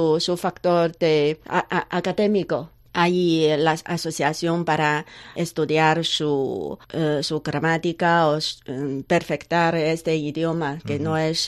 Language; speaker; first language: Spanish; non-native, learner; Chinese